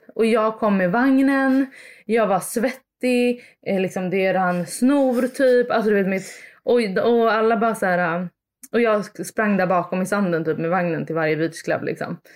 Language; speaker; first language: Swedish; early bilingual, other home language; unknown